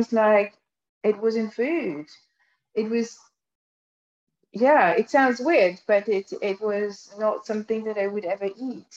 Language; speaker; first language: English; non-native, fluent; French